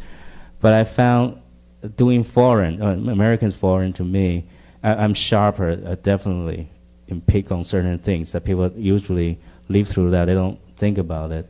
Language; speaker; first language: English; non-native, fluent; Chinese